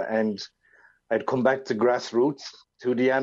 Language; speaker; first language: English; native; English